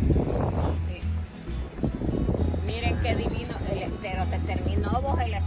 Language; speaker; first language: Spanish; native; Spanish